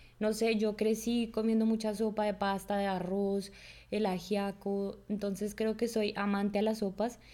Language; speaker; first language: Spanish; native; Spanish